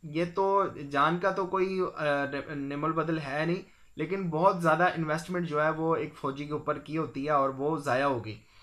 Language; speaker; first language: Urdu; non-native, local second language; Punjabi